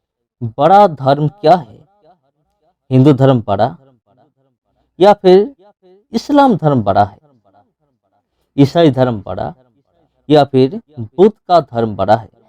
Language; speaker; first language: Hindi; non-native, local second language; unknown